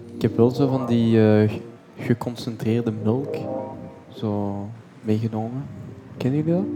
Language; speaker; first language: Dutch; non-native, fluent; French